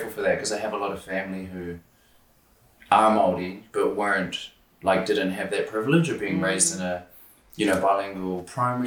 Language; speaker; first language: English; native; English